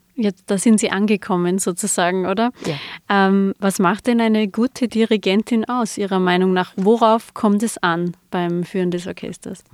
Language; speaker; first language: German; native; German